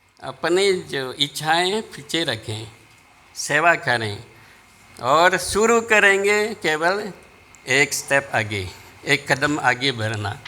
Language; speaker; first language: Hindi; non-native, fluent; Balinese